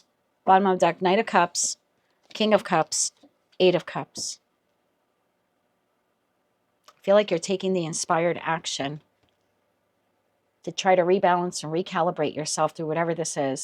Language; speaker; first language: English; native; English